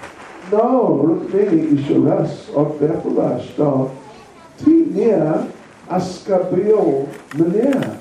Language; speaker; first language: Russian; non-native, learner; English